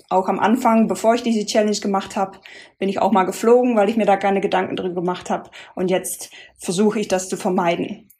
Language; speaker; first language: German; non-native, fluent; Dutch